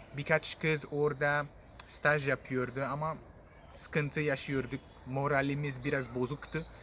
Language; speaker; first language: Turkish; non-native, fluent; French